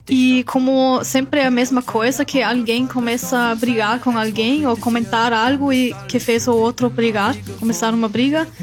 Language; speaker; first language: Portuguese; non-native, fluent; German